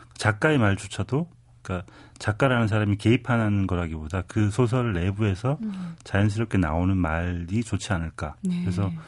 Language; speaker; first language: Korean; native; Korean